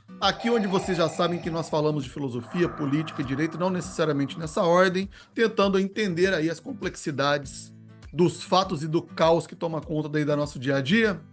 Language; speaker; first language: Portuguese; native; Portuguese